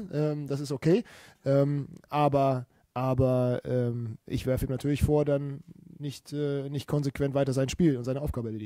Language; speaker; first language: German; native; German